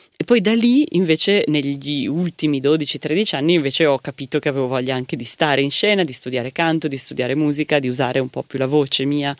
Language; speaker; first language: Italian; native; Italian